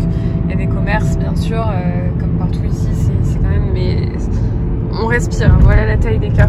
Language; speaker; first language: French; native; French